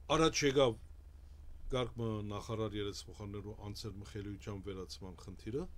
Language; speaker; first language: Armenian; early bilingual, heritage; Armenian